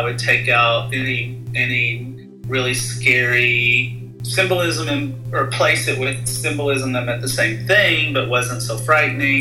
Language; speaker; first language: English; native; English